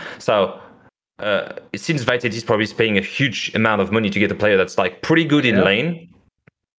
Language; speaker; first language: English; non-native, fluent; French